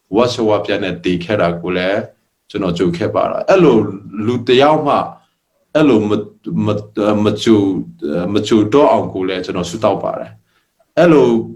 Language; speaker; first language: Burmese; non-native, local second language; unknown